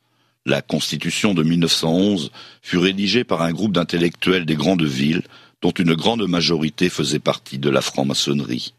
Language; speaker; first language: French; native; French